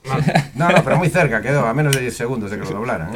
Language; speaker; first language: Spanish; native; Spanish